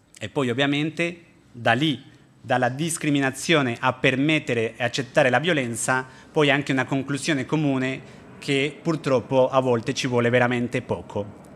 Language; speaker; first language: Italian; non-native, fluent; Spanish